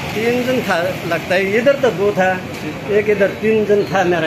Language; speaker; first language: Hindi; non-native, local second language; Gujarati